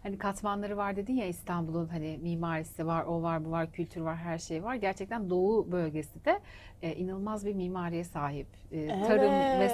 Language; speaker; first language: Turkish; native; Turkish